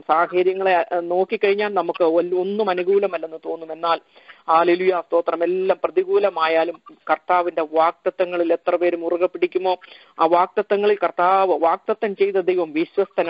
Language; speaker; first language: Malayalam; native; Malayalam